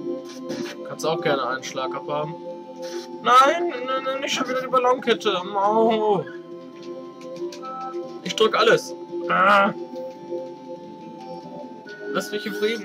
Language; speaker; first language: German; native; German